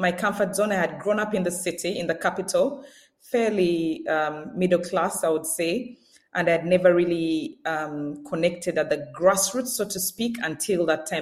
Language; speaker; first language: English; non-native, local second language; Ganda